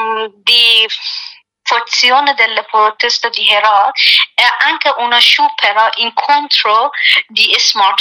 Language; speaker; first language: Italian; non-native, learner; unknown